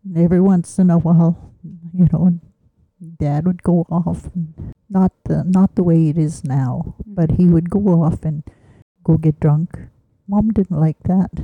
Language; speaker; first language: English; native; English